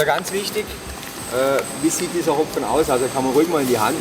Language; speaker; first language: German; native; German